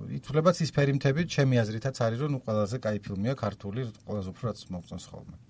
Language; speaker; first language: Georgian; native; Georgian